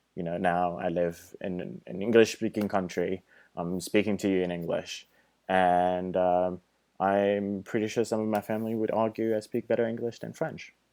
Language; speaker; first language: English; non-native, fluent; French